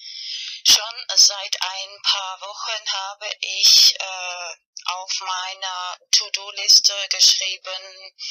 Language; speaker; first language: German; non-native, fluent; Spanish